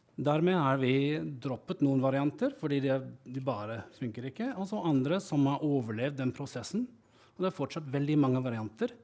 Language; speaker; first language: Norwegian; non-native, fluent; English